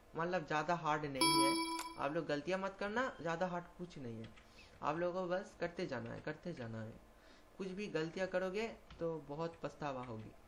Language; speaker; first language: Hindi; non-native, local second language; Bangla